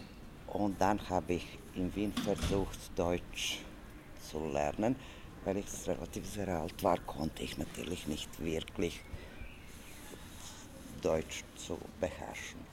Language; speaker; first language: German; non-native, learner; Croatian